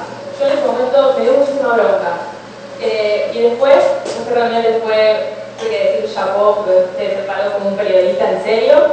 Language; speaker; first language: Spanish; native; Spanish